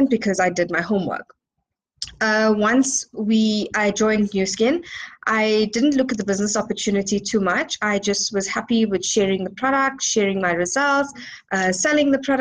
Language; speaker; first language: English; native; English